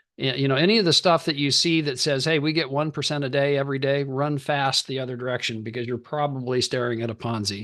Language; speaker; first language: English; native; English